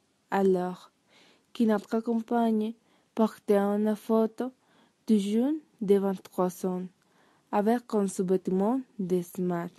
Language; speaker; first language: French; non-native, learner; Spanish